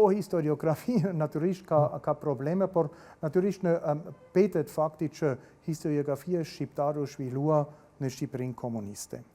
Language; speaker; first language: Albanian; non-native, fluent; German